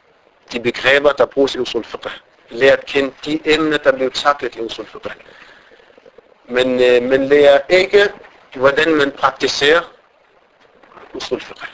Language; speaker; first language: Danish; non-native, fluent; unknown